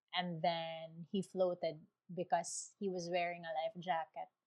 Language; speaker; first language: English; non-native, local second language; Waray